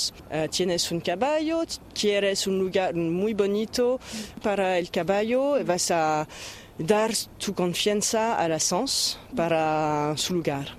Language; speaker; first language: Spanish; non-native, fluent; French